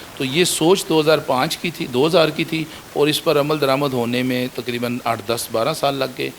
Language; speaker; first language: Urdu; native; Urdu